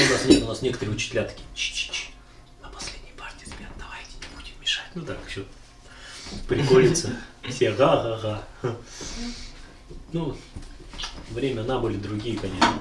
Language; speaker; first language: Russian; native; Russian